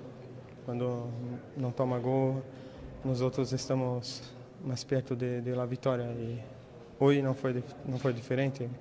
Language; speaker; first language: Spanish; non-native, learner; Portuguese